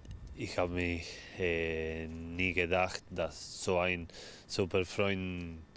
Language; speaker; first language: German; non-native, learner; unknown